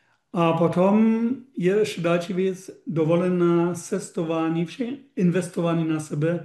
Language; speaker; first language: Czech; non-native, learner; German